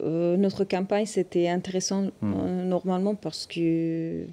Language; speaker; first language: French; non-native, learner; Persian